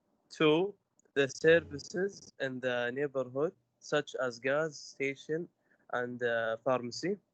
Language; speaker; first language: English; non-native, learner; Arabic